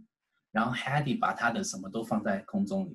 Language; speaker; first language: Chinese; native; Chinese